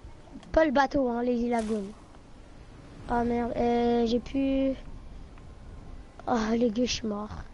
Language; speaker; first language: French; native; French